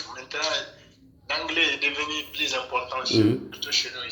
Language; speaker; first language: French; non-native, local second language; Bambara